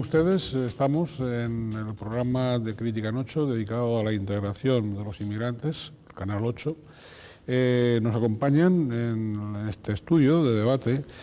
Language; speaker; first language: Spanish; native; Spanish